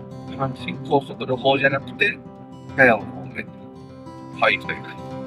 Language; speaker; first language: Japanese; native; Japanese